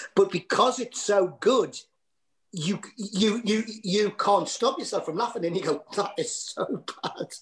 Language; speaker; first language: English; native; English